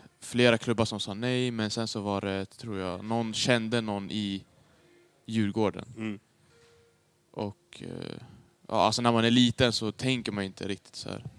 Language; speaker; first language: Swedish; early bilingual, other home language; Turkish